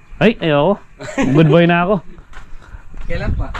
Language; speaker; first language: Filipino; native; Filipino